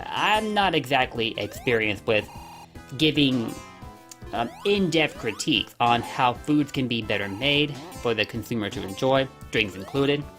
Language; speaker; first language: English; native; English